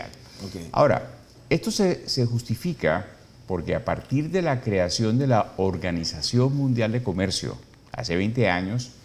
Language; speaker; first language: Spanish; native; Spanish